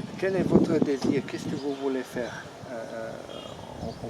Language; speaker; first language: French; non-native, fluent; German